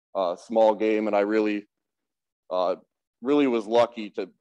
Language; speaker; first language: English; native; English